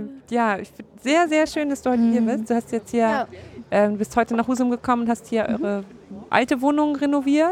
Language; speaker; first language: German; native; German